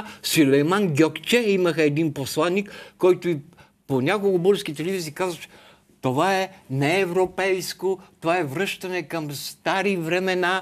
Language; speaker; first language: Bulgarian; native; Bulgarian